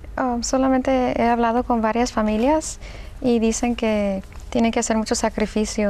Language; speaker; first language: Spanish; early bilingual, heritage; Spanish